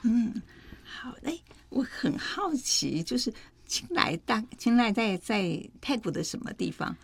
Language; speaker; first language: Chinese; native; Chinese